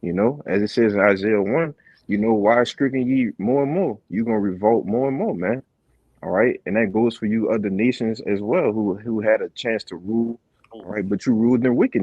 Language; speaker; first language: English; native; English